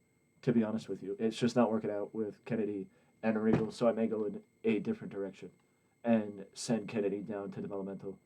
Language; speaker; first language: English; native; English